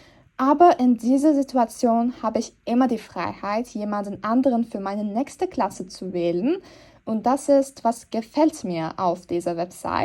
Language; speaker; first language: German; non-native, fluent; Turkish